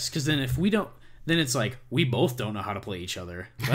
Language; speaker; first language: English; native; English